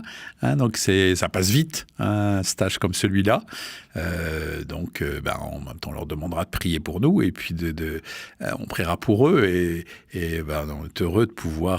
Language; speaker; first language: French; native; French